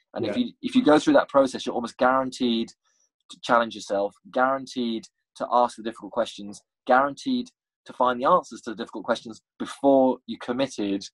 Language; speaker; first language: English; native; English